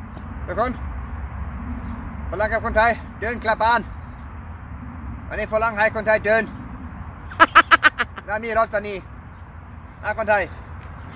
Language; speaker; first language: Thai; non-native, learner; German